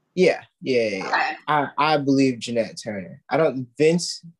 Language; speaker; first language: English; native; English